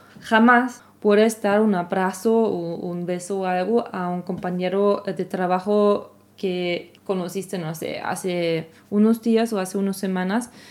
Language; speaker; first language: Spanish; non-native, fluent; German